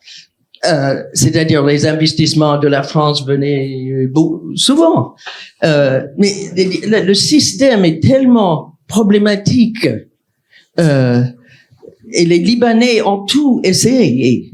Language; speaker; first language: French; non-native, fluent; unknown